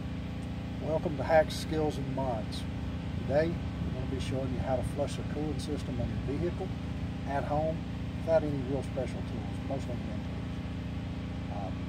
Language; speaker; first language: English; native; English